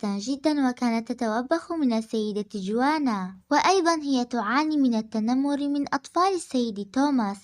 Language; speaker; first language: Arabic; native; Arabic